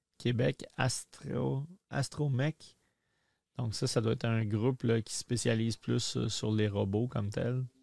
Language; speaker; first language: French; native; French